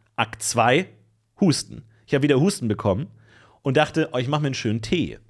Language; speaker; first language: German; native; German